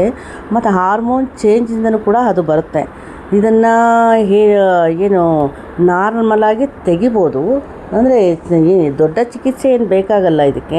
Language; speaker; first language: Kannada; native; Kannada